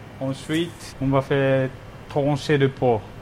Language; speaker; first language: French; non-native, learner; Japanese